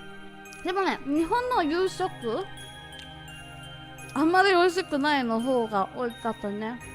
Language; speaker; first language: Japanese; non-native, learner; English